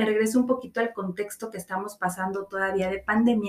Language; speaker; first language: Spanish; native; Spanish